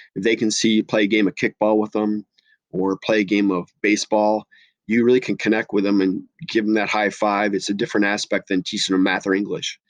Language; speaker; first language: English; native; English